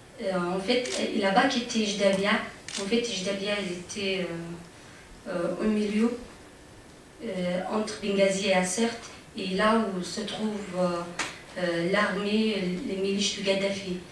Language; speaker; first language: French; non-native, fluent; Arabic